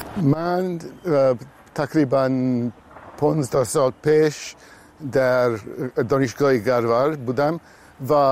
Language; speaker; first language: Persian; non-native, fluent; English